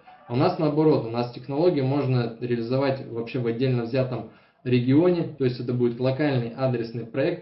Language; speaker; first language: Russian; native; Russian